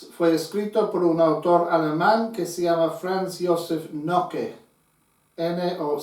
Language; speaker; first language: Spanish; non-native, fluent; English